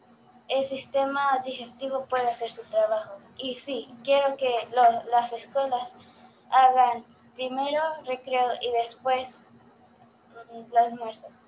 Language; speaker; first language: Spanish; early bilingual, heritage; Spanish